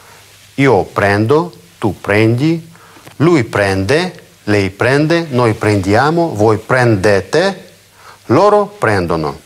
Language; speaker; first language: Italian; non-native, fluent; Russian